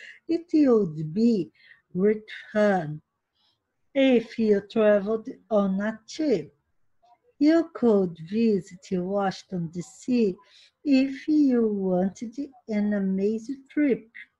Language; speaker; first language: English; non-native, fluent; Portuguese